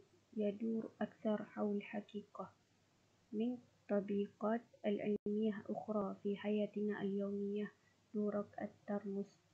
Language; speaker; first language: Arabic; non-native, learner; Malay